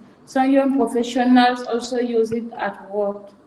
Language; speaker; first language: English; non-native, fluent; Fang